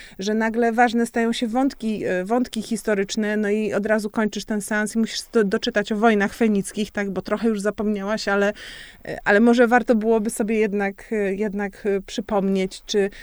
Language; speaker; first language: Polish; native; Polish